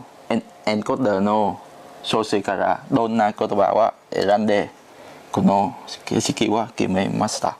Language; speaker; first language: Japanese; non-native, learner; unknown